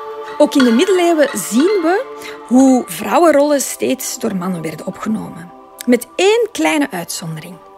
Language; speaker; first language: Dutch; native; Dutch